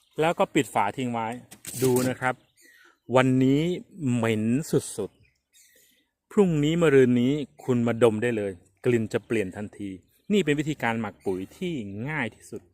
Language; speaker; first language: Thai; native; Thai